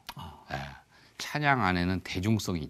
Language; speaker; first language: Korean; native; Korean